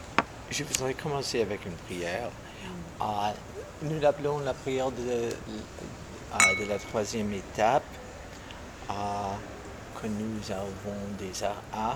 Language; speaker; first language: French; non-native, fluent; English